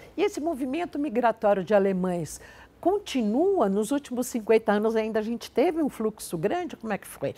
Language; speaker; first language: Portuguese; native; Portuguese